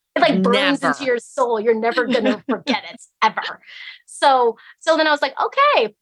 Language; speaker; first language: English; early bilingual, other home language; Cantonese